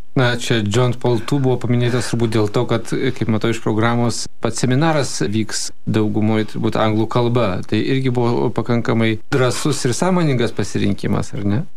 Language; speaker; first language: Lithuanian; native; Lithuanian